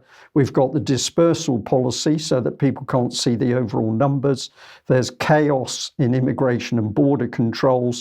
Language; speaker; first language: English; native; English